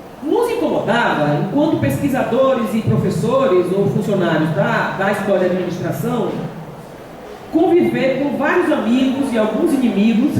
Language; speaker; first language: Portuguese; native; Portuguese